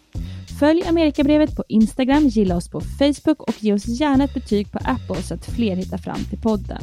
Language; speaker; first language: Swedish; native; Swedish